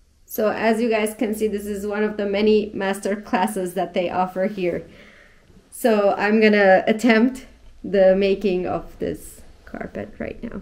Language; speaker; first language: English; early bilingual, other home language; Armenian